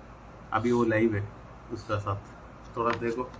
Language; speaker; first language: Hindi; non-native, local second language; Malayalam